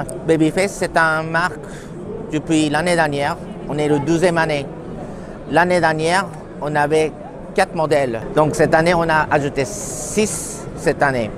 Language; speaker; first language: French; non-native, learner; Japanese